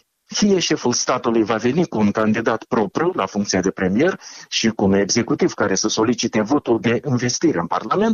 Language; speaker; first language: Romanian; native; Romanian